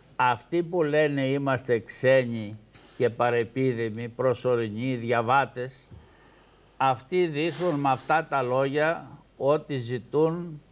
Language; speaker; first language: Greek; native; Greek